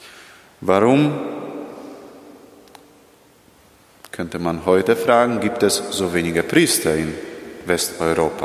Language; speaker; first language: German; non-native, fluent; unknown